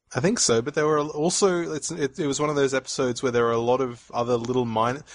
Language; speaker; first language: English; native; English